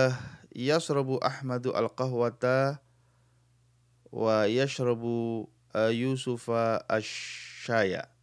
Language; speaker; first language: Arabic; non-native, fluent; Indonesian